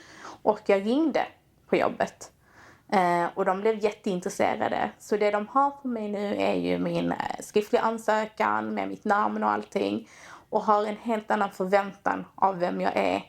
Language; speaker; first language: Swedish; native; Swedish